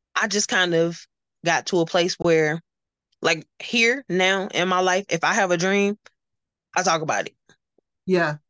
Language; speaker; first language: English; native; English